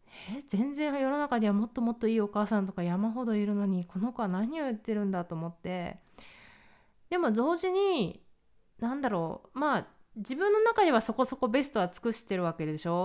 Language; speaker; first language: Japanese; native; Japanese